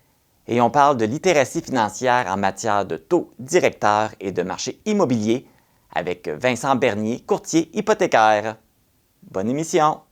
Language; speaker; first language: French; native; French